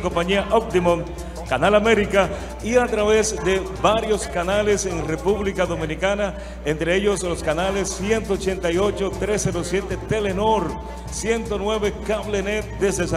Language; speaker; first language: Spanish; native; Spanish